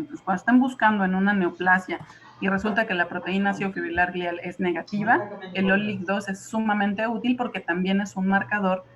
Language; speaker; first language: Spanish; native; Spanish